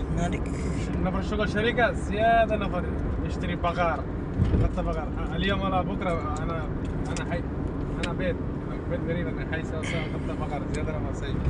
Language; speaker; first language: Arabic; non-native, learner; Bangla